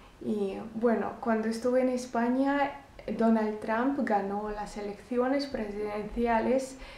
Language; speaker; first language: Spanish; non-native, fluent; Russian